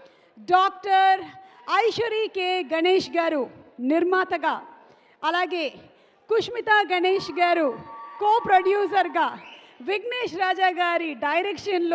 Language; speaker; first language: Telugu; native; Telugu